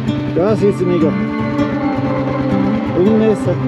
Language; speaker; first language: Spanish; non-native, learner; English